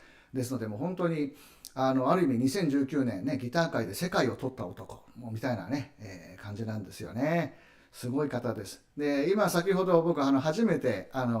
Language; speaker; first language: Japanese; native; Japanese